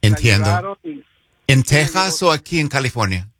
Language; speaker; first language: Spanish; non-native, fluent; English